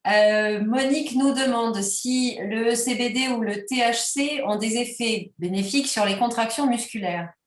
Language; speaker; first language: French; native; French